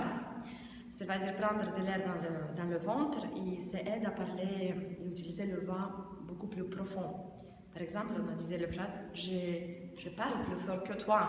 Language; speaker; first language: French; non-native, learner; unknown